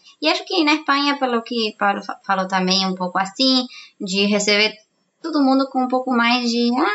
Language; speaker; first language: Portuguese; non-native, fluent; Spanish